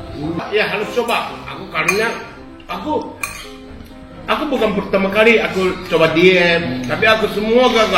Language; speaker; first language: Indonesian; non-native, learner; Japanese